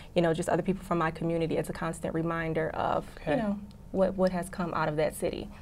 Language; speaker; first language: English; native; English